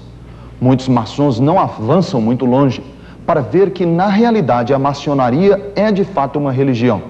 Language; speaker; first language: Portuguese; native; Portuguese